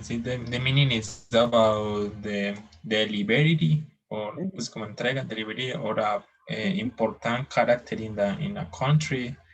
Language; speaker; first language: English; non-native, learner; Spanish